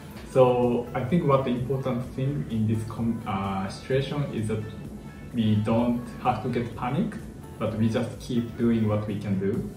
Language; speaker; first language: English; non-native, fluent; Japanese